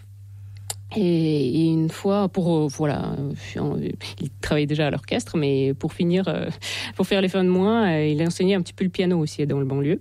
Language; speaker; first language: French; non-native, fluent; Russian